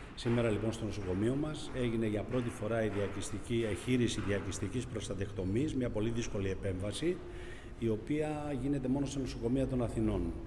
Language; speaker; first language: Greek; native; Greek